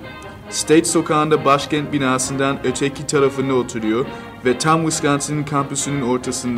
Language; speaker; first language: Turkish; early bilingual, heritage; Turkish